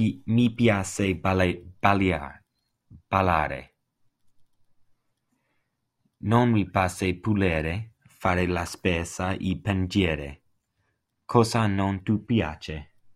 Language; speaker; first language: Italian; non-native, learner; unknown